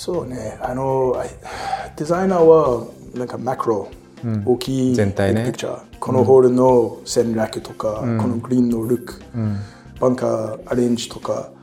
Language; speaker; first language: Japanese; non-native, learner; English